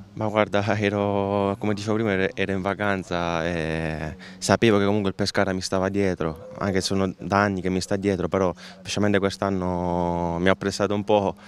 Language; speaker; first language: Italian; native; Italian